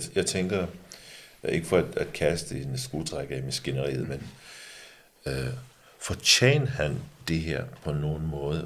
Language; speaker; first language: Danish; early bilingual, other home language; English